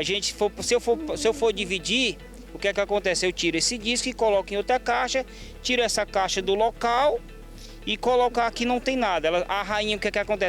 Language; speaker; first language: Portuguese; native; Portuguese